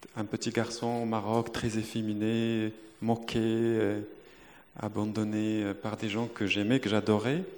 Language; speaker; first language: French; non-native, local second language; Arabic